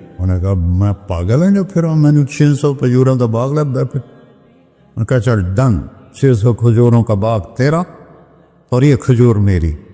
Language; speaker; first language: Urdu; non-native, local second language; Punjabi